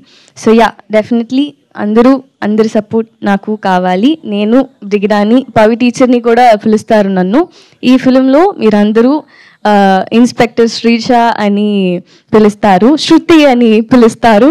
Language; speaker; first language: Telugu; non-native, learner; Tamil